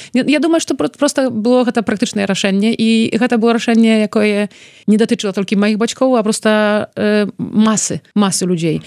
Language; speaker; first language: Belarusian; native; Belarusian